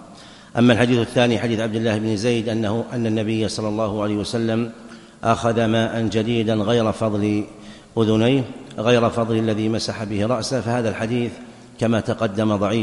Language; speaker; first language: Arabic; native; Arabic